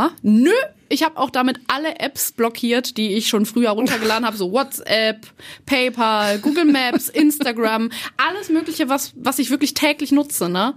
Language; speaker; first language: German; native; German